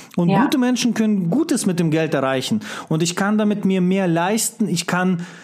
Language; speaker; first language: German; non-native, fluent; Russian